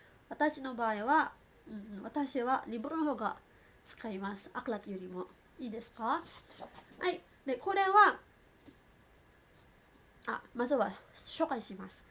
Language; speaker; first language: Japanese; non-native, fluent; Filipino